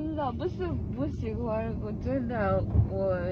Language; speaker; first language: Chinese; non-native, learner; English